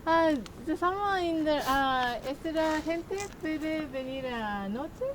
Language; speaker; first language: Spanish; non-native, learner; Japanese